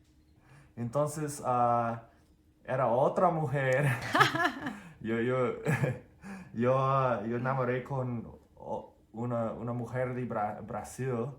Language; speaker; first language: Spanish; non-native, fluent; English